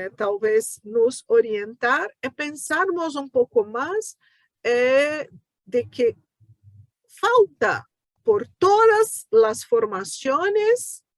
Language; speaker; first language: Spanish; non-native, fluent; Portuguese